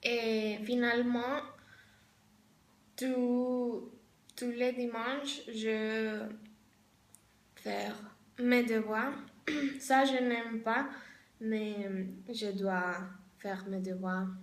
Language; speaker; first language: French; non-native, learner; Spanish